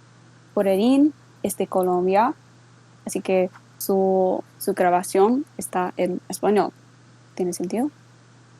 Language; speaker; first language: Spanish; non-native, learner; English